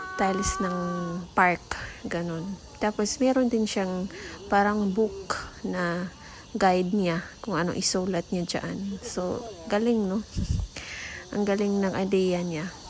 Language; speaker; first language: Filipino; non-native, local second language; Cebuano